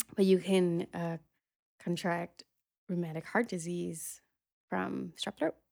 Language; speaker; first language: English; native; English